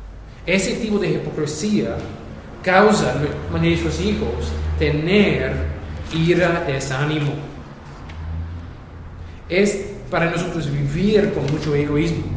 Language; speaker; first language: Spanish; non-native, fluent; English